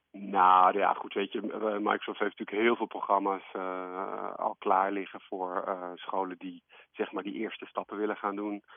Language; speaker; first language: Dutch; native; Dutch